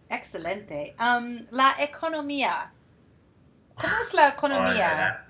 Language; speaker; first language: Spanish; non-native, fluent; English